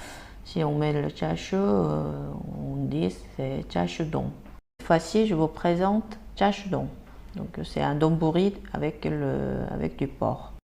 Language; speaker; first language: French; non-native, fluent; Korean